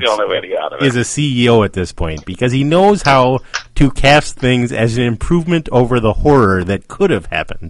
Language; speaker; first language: English; native; English